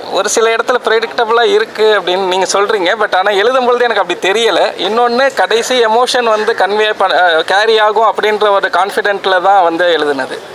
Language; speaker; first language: Tamil; native; Tamil